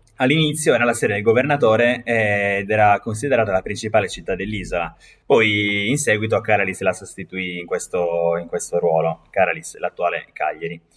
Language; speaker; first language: Italian; non-native, local second language; Sardinian